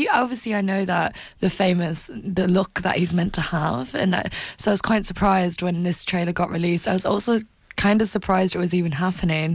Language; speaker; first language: English; native; English